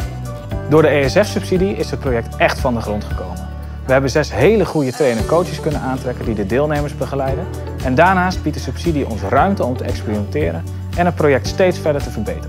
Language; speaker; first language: Dutch; native; Dutch